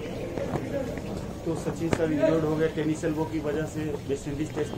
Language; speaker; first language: Hindi; native; Hindi